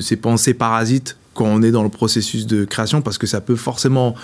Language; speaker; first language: French; native; French